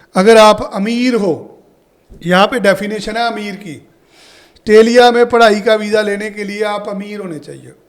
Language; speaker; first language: Hindi; non-native, local second language; Punjabi